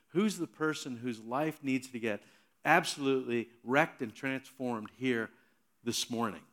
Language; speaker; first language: English; native; English